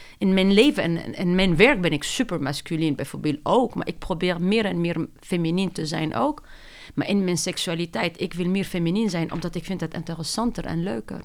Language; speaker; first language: Dutch; non-native, fluent; Arabic